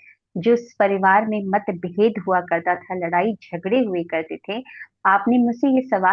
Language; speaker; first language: Hindi; native; Hindi